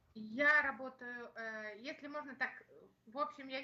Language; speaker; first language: Russian; native; Russian